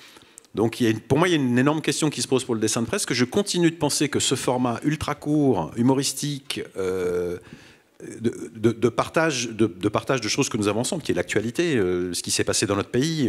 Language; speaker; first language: French; native; French